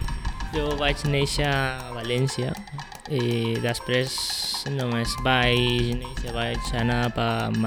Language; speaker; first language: Catalan; non-native, local second language; Spanish